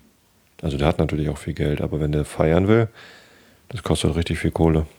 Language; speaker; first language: German; native; German